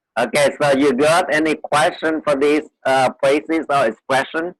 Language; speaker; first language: English; non-native, fluent; Vietnamese